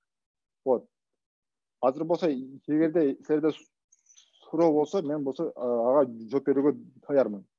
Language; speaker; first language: Kyrgyz; non-native, local second language; Russian